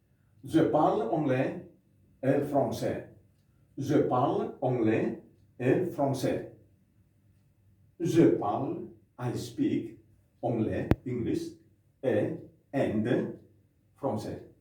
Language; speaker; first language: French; non-native, fluent; Indonesian